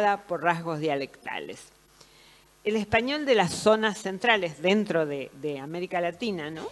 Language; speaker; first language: Spanish; native; Spanish